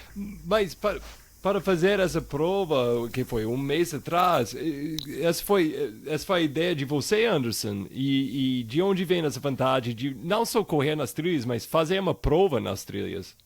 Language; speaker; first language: Portuguese; non-native, fluent; English